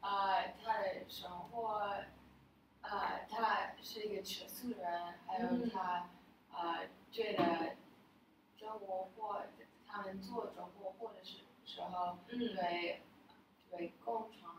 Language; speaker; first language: Chinese; non-native, learner; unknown